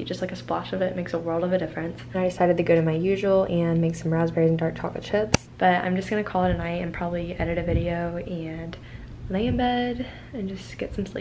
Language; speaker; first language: English; native; English